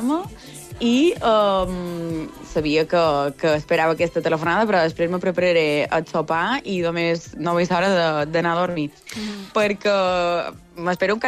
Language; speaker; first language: Catalan; native; Catalan